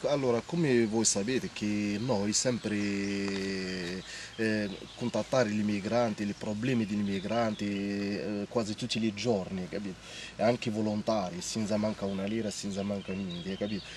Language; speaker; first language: Italian; non-native, learner; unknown